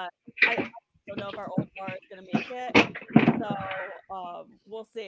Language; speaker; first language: English; native; English